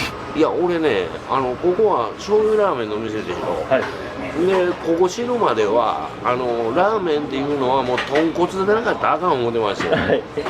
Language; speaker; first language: Japanese; native; Japanese